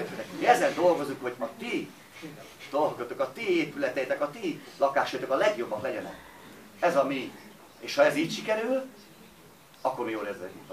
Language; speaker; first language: Hungarian; native; Hungarian